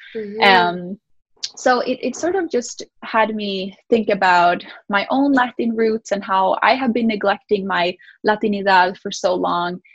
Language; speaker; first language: English; early bilingual, other home language; Spanish